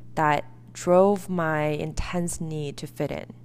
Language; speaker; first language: English; early bilingual, other home language; Chinese